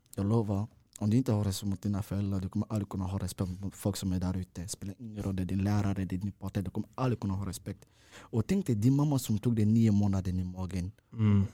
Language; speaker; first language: Swedish; non-native, fluent; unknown